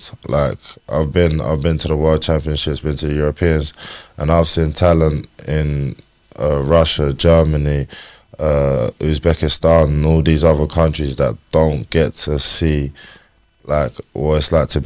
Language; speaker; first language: English; native; English